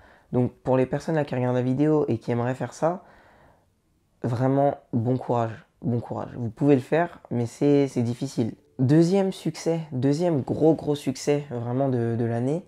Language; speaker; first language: French; native; French